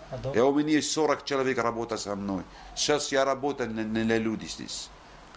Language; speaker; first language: Russian; non-native, learner; Arabic